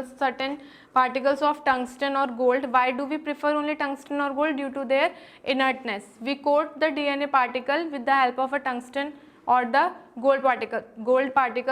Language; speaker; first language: English; non-native, local second language; Hindi